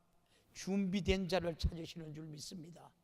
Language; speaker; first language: Korean; native; Korean